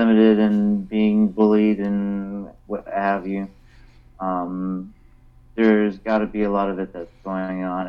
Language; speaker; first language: English; native; English